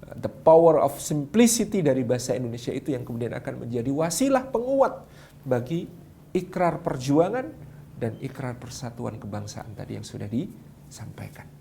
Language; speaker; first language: Indonesian; non-native, local second language; Javanese